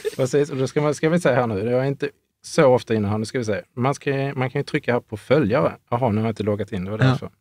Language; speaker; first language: Swedish; native; Swedish